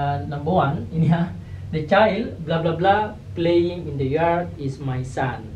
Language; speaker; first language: English; non-native, fluent; Indonesian